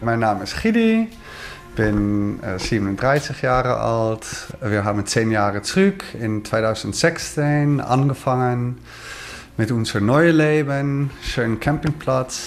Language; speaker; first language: German; non-native, learner; Dutch